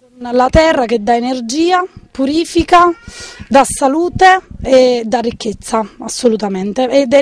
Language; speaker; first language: Italian; native; Italian